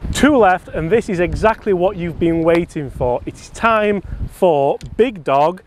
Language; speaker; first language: English; native; English